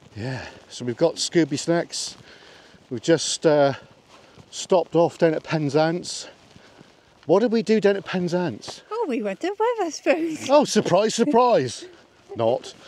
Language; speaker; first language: English; native; English